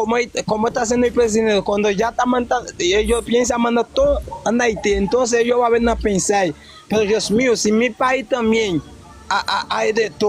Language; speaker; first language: Spanish; non-native, learner; Haitian Creole